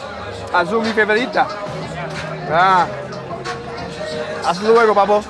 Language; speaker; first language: Spanish; non-native, learner; English